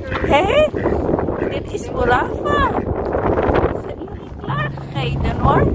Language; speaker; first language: Dutch; non-native, learner; Cebuano